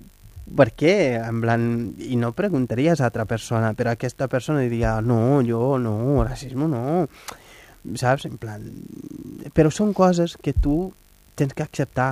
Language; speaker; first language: Catalan; non-native, fluent; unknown